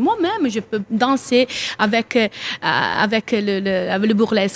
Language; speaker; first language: French; non-native, learner; Italian